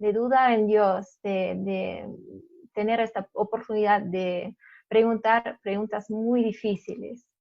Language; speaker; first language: Spanish; non-native, fluent; German